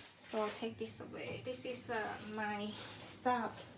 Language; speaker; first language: English; non-native, learner; Thai